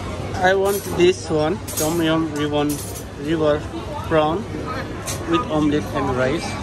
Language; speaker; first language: English; non-native, learner; Nepali